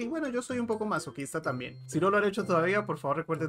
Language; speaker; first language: Spanish; native; Spanish